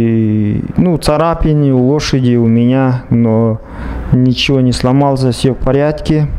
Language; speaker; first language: Russian; non-native, local second language; Kazakh